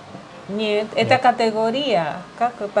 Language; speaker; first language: Russian; non-native, learner; Spanish